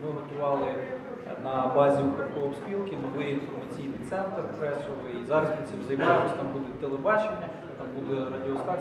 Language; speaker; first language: Ukrainian; native; Ukrainian